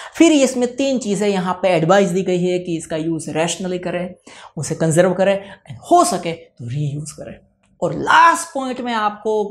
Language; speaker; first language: Hindi; non-native, local second language; Gujarati